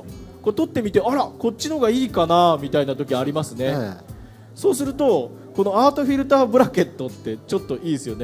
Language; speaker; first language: Japanese; native; Japanese